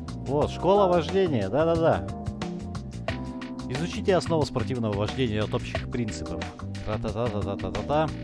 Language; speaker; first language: Russian; native; Russian